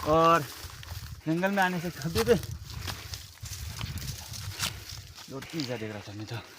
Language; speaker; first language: Hindi; non-native, local second language; Bodo